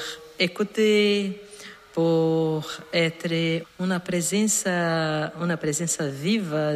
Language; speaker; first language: French; non-native, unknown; Portuguese